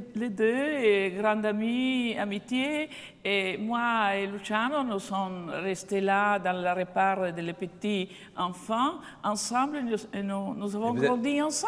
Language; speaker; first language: French; non-native, fluent; Italian